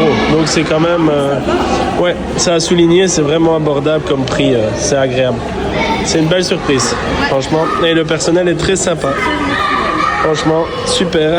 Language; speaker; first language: French; native; French